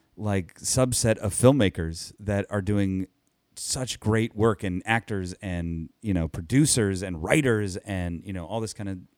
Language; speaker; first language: English; native; English